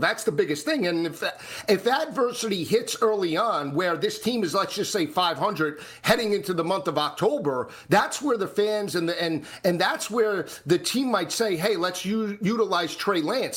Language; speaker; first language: English; native; English